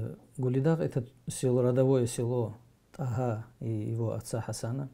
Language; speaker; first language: Russian; native; Russian